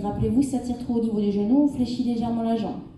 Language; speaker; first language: French; native; French